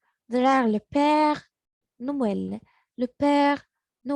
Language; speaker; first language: French; non-native, learner; Arabic